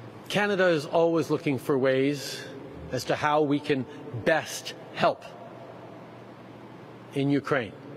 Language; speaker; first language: English; native; English